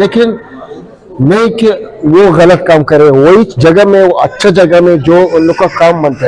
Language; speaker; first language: Hindi; non-native, fluent; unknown